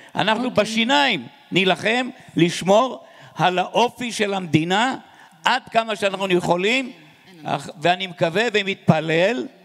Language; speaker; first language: Hebrew; native; Hebrew